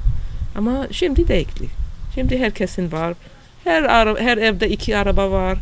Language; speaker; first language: Turkish; non-native, fluent; English